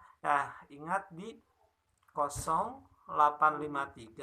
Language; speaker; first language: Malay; non-native, local second language; Sundanese